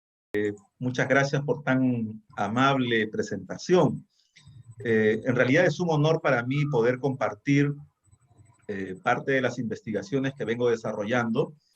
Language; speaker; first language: Spanish; native; Spanish